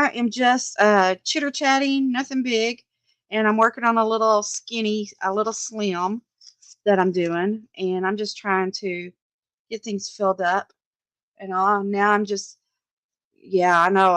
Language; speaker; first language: English; native; English